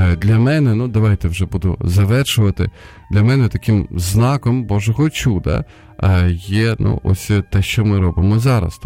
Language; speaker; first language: Ukrainian; non-native, local second language; Russian